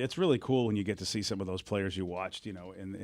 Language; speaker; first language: English; native; English